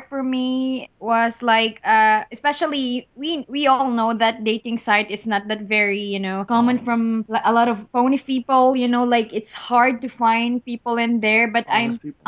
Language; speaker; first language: English; non-native, local second language; Cebuano